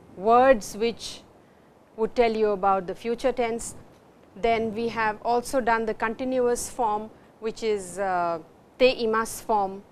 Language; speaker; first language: English; non-native, local second language; Hindi